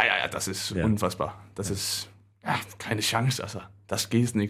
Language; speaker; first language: German; non-native, learner; Danish